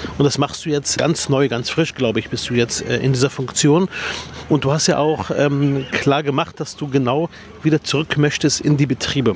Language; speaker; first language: German; early bilingual, other home language; Arabic